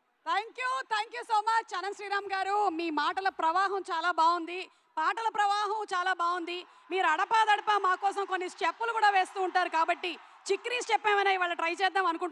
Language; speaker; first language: Telugu; native; Telugu